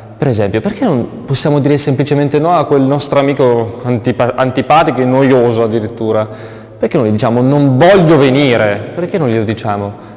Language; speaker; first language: Italian; native; Italian